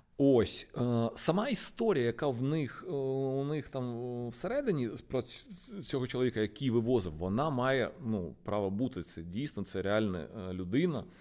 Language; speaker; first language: Ukrainian; non-native, local second language; Russian